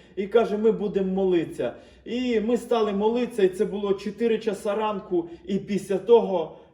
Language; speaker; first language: Ukrainian; native; Ukrainian